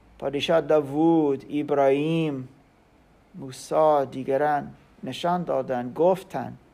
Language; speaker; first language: Persian; non-native, learner; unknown